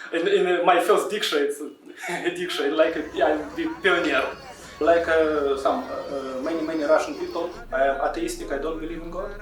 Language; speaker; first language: English; non-native, learner; Russian